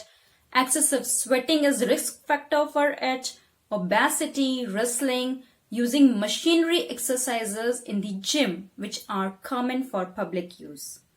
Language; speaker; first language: English; non-native, local second language; Hindi